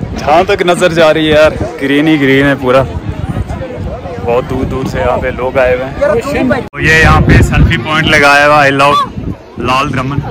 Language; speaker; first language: Hindi; native; Hindi